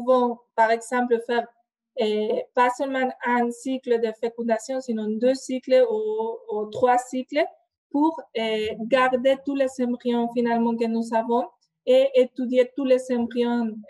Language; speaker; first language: French; non-native, fluent; Spanish